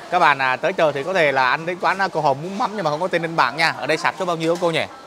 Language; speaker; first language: Vietnamese; native; Vietnamese